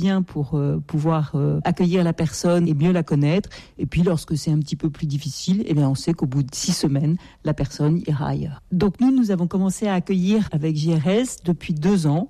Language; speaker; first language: French; native; French